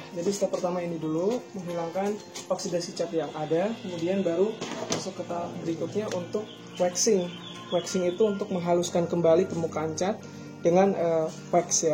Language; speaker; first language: Indonesian; native; Indonesian